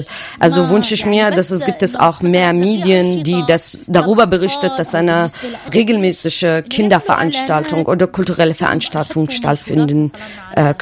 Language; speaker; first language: German; non-native, learner; Arabic